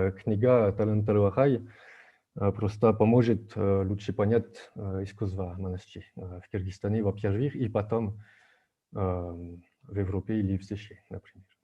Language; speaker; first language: Russian; non-native, fluent; French